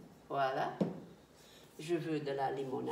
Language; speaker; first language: French; non-native, fluent; Dutch